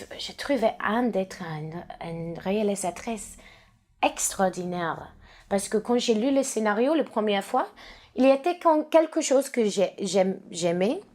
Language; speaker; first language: French; non-native, learner; English